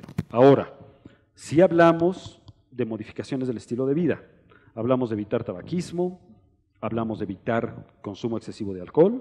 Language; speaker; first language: Spanish; native; Spanish